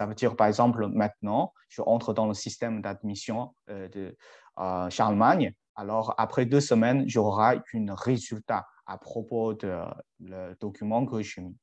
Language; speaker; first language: French; non-native, fluent; Chinese